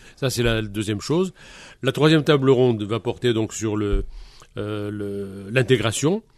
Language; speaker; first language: French; native; French